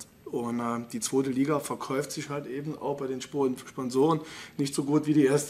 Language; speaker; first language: German; native; German